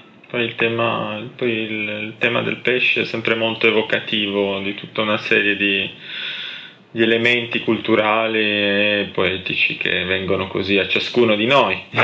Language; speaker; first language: Italian; native; Italian